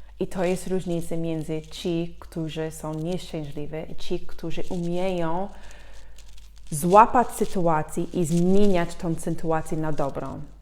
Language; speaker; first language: Polish; non-native, fluent; English